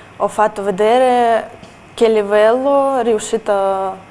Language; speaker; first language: Italian; non-native, fluent; Russian